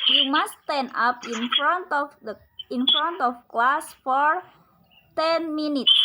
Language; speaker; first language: English; non-native, learner; Indonesian